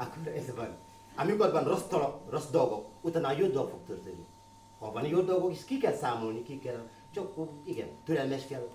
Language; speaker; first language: Hungarian; non-native, fluent; Wolof